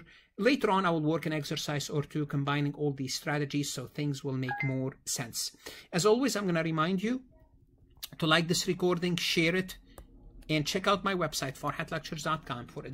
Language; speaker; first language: English; non-native, fluent; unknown